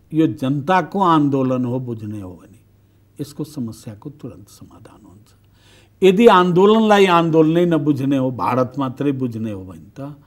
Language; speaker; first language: Nepali; non-native, local second language; Bhojpuri